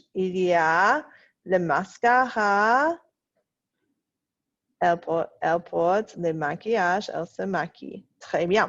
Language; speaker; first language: French; non-native, fluent; English